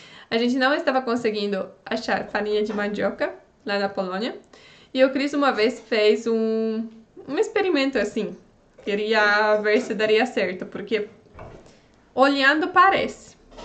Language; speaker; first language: Portuguese; non-native, fluent; Polish